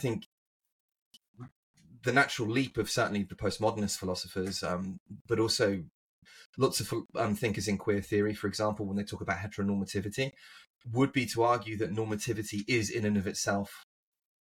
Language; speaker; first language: English; native; English